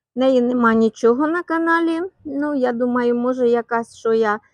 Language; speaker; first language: Ukrainian; non-native, local second language; Russian